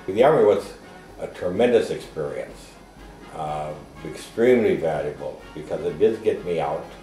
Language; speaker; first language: English; native; English